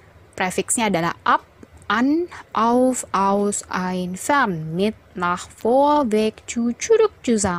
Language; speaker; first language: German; non-native, fluent; Indonesian